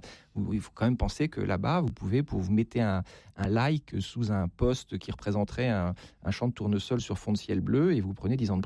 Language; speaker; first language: French; native; French